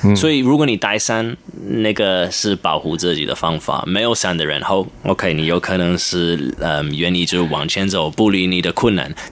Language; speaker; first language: Chinese; non-native, learner; English